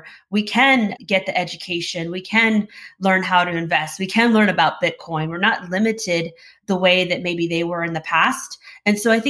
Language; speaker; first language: English; native; English